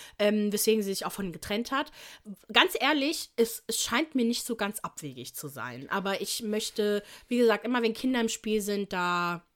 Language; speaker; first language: German; native; German